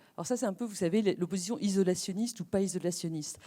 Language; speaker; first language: French; native; French